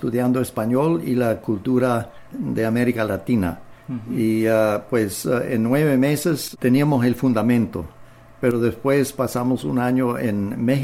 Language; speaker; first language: Spanish; non-native, fluent; English